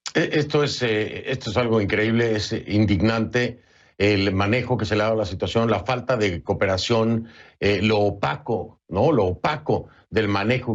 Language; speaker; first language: Spanish; native; Spanish